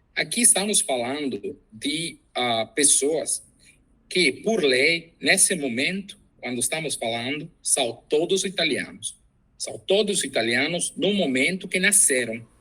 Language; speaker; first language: Portuguese; non-native, fluent; Italian